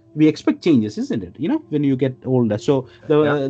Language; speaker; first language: English; non-native, local second language; Malayalam